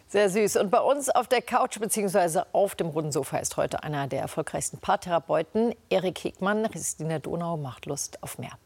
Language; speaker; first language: German; native; German